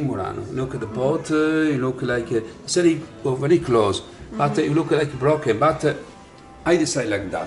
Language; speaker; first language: English; non-native, learner; Italian